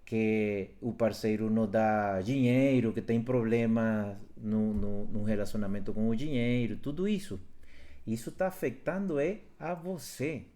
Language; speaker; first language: Portuguese; non-native, fluent; Spanish